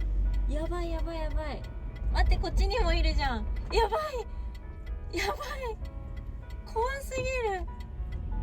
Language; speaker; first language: Japanese; native; Japanese